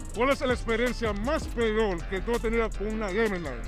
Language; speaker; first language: Spanish; early bilingual, heritage; Spanish